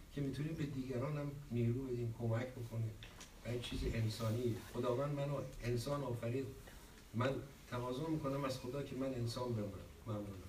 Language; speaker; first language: Persian; native; Persian